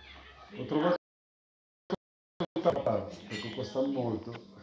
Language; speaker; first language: Italian; non-native, learner; Arabic